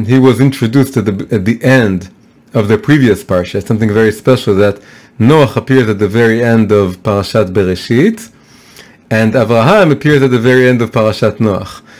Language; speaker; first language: English; non-native, fluent; Hebrew